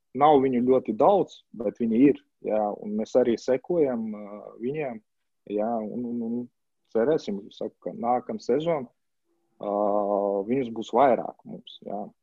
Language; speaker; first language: Latvian; non-native, local second language; Russian